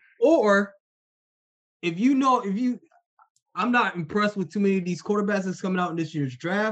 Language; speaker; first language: English; native; English